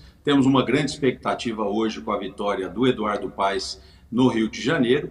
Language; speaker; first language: Portuguese; native; Portuguese